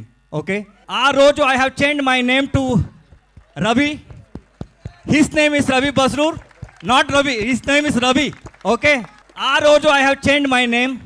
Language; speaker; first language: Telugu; non-native, learner; Kannada